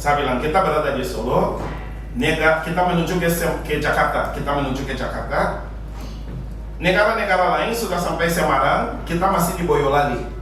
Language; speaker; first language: Indonesian; non-native, fluent; Portuguese